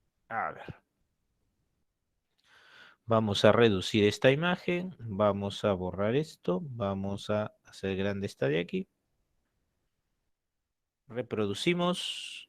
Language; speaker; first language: Spanish; native; Spanish